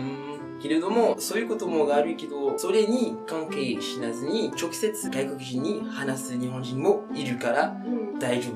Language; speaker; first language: Japanese; non-native, fluent; French